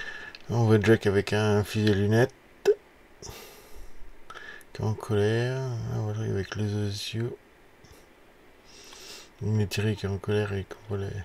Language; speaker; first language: French; native; French